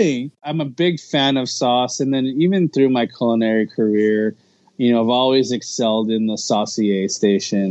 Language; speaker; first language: English; early bilingual, other home language; Filipino